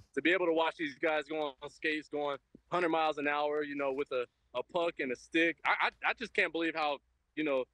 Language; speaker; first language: English; native; English